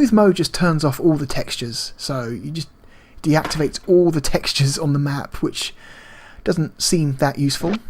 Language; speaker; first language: English; native; English